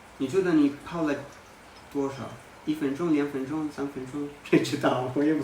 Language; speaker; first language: Chinese; non-native, learner; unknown